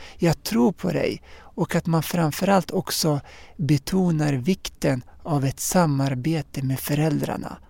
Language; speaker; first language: Swedish; early bilingual, other home language; Arabic